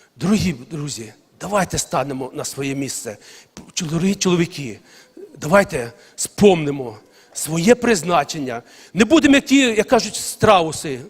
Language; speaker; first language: Ukrainian; non-native, local second language; Russian